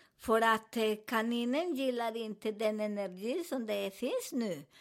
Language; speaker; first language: Swedish; non-native, learner; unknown